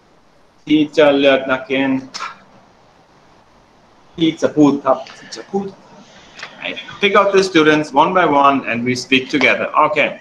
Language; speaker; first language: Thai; non-native, learner; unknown